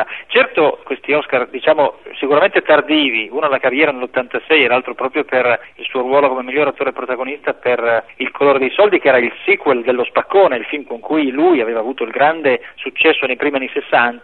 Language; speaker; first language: Italian; native; Italian